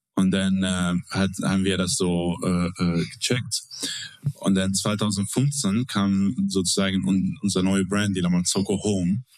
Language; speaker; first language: German; non-native, fluent; Arabic